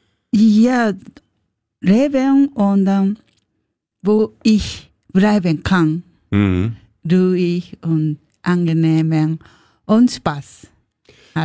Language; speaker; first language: German; non-native, learner; Japanese